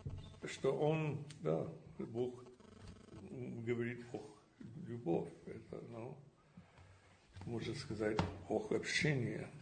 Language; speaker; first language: Russian; non-native, fluent; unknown